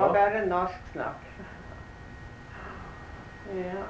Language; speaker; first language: Norwegian; early bilingual, heritage; Norwegian